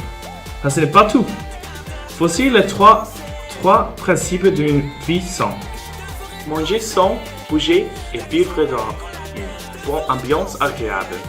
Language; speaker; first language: French; non-native, local second language; Persian